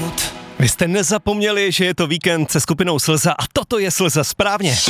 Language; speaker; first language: Czech; native; Czech